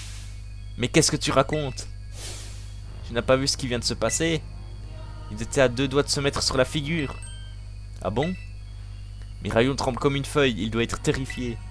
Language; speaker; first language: French; native; French